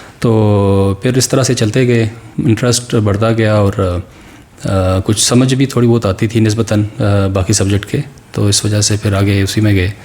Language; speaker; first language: Urdu; non-native, local second language; Pashto